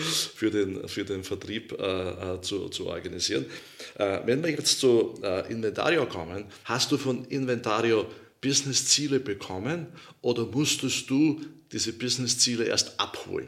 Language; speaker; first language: German; native; German